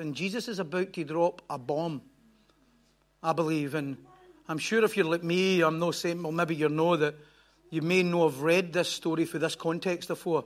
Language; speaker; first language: English; native; English